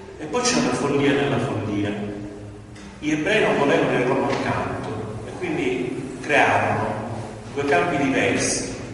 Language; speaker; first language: Italian; native; Italian